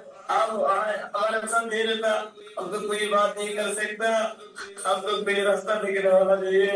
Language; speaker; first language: Hindi; non-native, learner; Rohingya